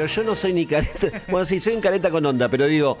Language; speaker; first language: Spanish; native; Spanish